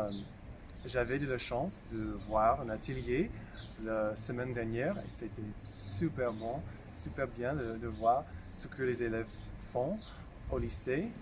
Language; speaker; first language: French; non-native, fluent; English